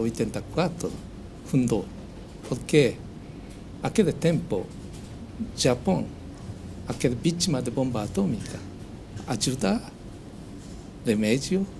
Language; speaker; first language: Portuguese; non-native, learner; Japanese